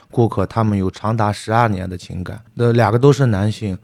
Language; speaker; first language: Chinese; native; Chinese